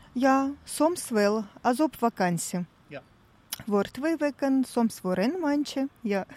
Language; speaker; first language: Dutch; non-native, learner; Russian